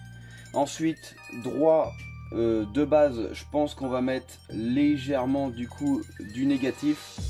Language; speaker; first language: French; native; French